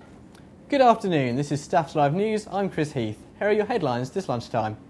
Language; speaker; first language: English; native; English